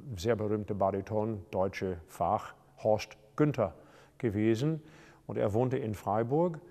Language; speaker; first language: German; non-native, fluent; English